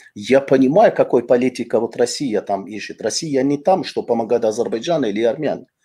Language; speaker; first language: Russian; non-native, fluent; Azerbaijani